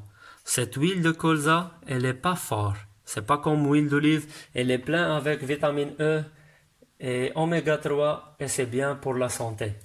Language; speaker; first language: French; non-native, learner; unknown